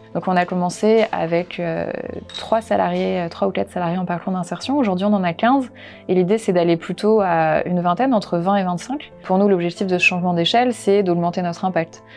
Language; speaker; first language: French; native; French